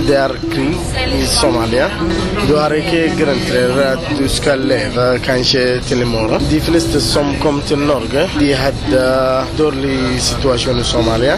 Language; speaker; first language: Norwegian; non-native, learner; Somali